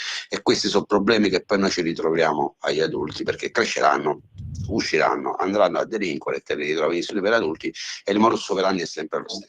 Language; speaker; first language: Italian; native; Italian